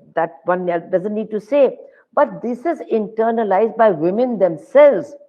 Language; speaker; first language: English; non-native, local second language; Hindi